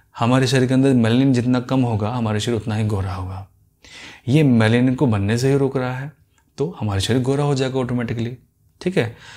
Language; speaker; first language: Hindi; native; Hindi